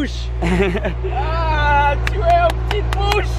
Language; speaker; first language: French; non-native, learner; English